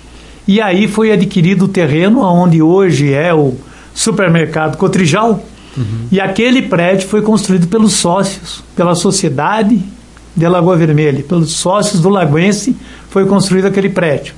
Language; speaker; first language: Portuguese; native; Portuguese